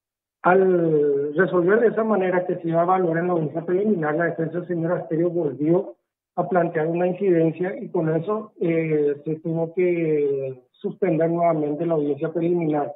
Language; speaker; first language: Spanish; native; Spanish